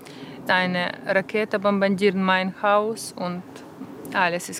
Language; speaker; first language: German; non-native, learner; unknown